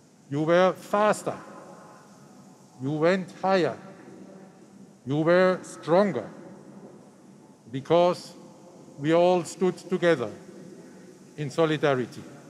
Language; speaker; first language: English; non-native, fluent; German